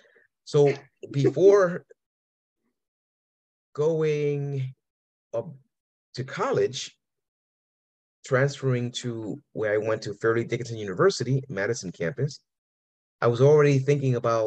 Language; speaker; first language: English; early bilingual, other home language; Spanish